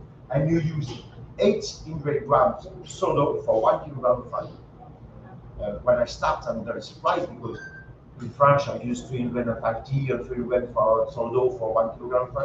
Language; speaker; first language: English; non-native, learner; French